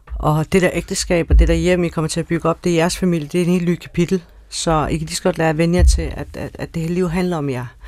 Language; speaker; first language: Danish; early bilingual, other home language; Persian